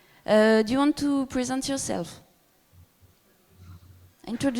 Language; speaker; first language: English; non-native, fluent; French